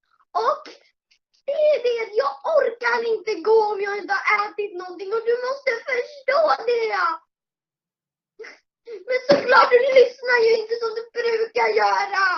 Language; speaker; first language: Swedish; early bilingual, other home language; Polish